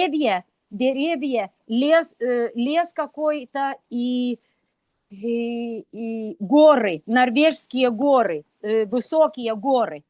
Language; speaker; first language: Russian; non-native, local second language; Lithuanian